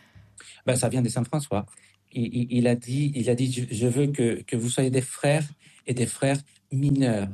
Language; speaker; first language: French; non-native, fluent; Spanish